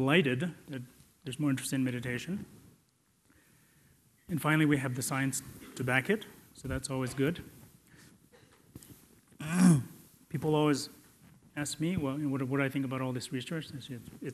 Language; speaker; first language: English; non-native, local second language; Tibetan